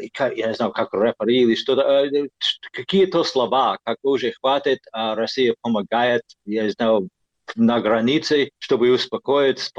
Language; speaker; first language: Russian; non-native, fluent; English